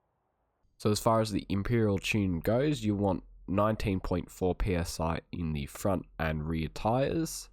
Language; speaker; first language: English; native; English